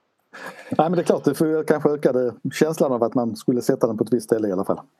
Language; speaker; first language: Swedish; native; Swedish